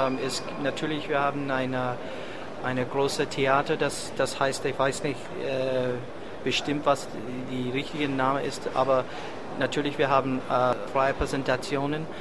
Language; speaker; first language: German; non-native, learner; English